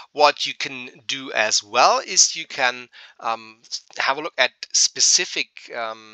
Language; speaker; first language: English; non-native, fluent; German